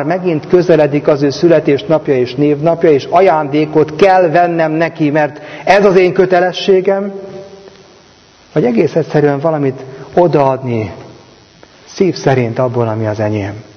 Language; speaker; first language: Hungarian; native; Hungarian